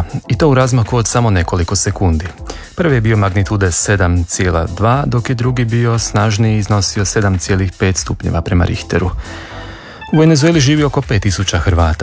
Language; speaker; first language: Serbian; native; Serbian